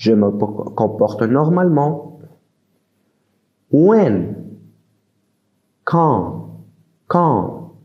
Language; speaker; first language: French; non-native, fluent; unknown